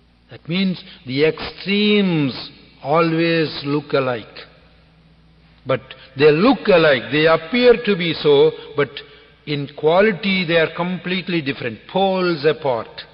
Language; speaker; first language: English; non-native, local second language; Tamil